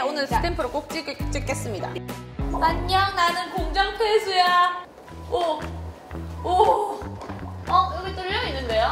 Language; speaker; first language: Korean; native; Korean